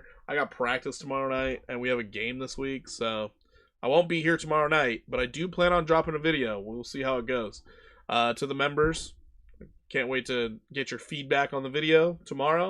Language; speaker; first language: English; native; English